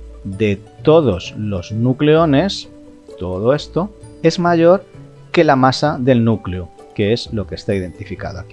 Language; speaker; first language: Spanish; native; Spanish